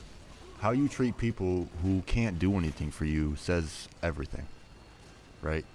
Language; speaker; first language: English; native; English